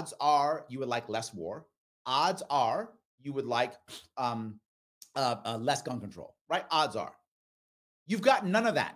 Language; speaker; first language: English; native; English